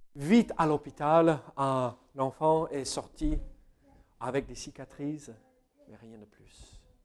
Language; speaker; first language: French; non-native, fluent; English